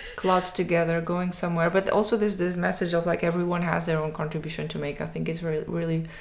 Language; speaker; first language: English; non-native, fluent; Portuguese